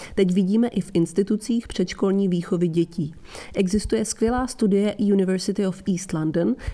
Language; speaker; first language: Czech; non-native, fluent; Italian